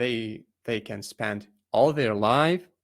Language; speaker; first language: English; non-native, learner; Russian